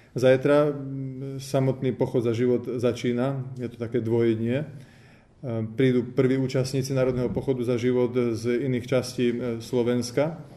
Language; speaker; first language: Slovak; native; Slovak